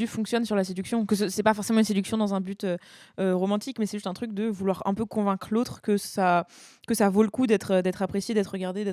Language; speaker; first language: French; native; French